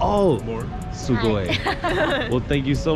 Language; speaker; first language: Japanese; non-native, learner; English